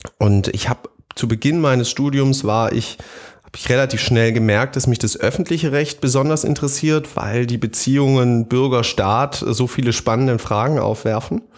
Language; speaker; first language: German; native; German